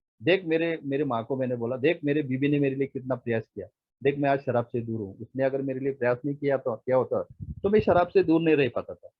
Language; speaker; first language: Hindi; non-native, local second language; Marathi